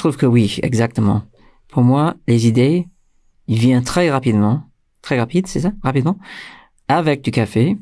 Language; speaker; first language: French; non-native, fluent; English